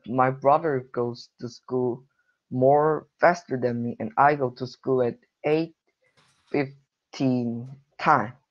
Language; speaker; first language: English; non-native, learner; Korean